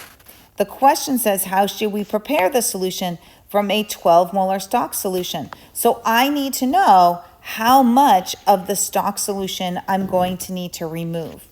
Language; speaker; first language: English; native; English